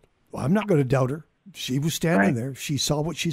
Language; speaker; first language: English; native; English